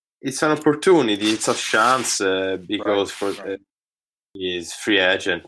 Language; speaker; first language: English; non-native, learner; Italian